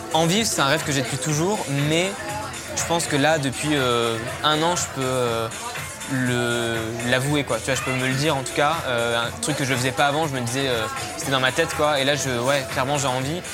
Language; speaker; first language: French; native; French